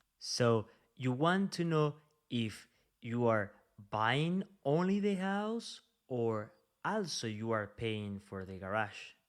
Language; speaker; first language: English; non-native, fluent; Spanish